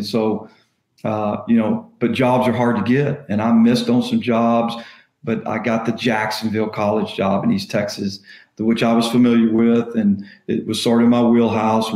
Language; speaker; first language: English; native; English